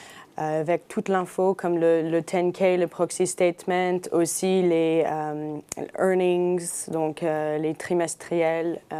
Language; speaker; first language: French; non-native, fluent; English